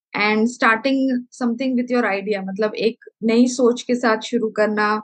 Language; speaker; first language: Hindi; non-native, local second language; Malayalam